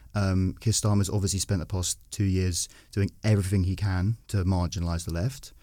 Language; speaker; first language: English; native; English